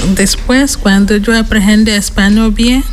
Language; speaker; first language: Spanish; non-native, learner; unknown